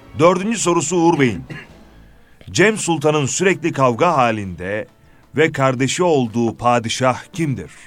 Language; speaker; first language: Turkish; native; Turkish